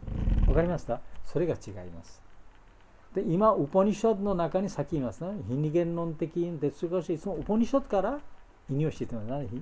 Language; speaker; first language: Japanese; non-native, fluent; Bangla